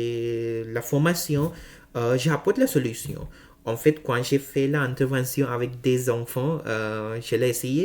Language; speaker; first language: French; non-native, learner; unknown